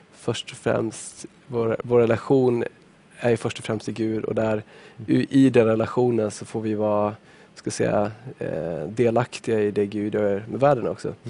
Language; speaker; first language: Swedish; native; Swedish